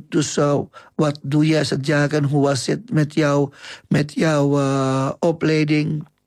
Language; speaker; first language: Dutch; non-native, fluent; Filipino